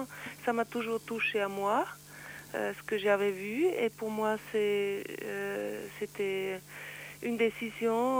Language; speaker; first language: French; non-native, learner; Swiss German